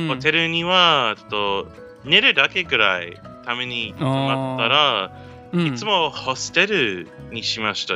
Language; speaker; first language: Japanese; non-native, learner; English